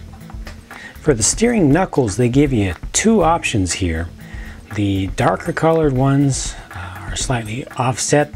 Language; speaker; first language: English; native; English